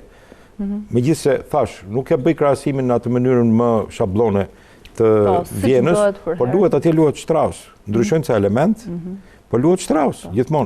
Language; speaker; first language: Albanian; native; Albanian